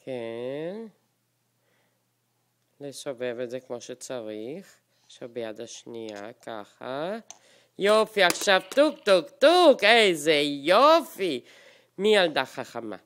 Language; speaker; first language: Hebrew; native; Hebrew